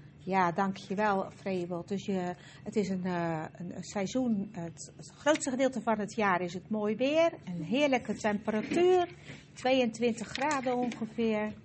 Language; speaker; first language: Dutch; native; Dutch